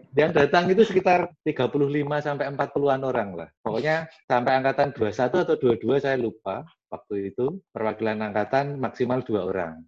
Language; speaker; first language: Indonesian; non-native, local second language; Javanese